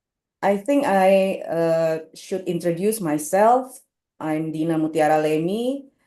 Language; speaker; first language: English; non-native, local second language; Indonesian